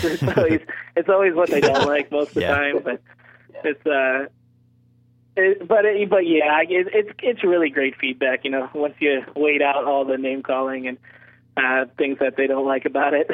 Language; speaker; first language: English; native; English